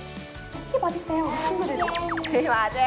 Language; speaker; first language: Korean; native; Korean